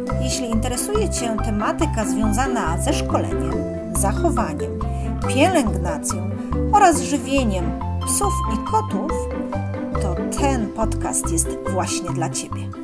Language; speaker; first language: Polish; native; Polish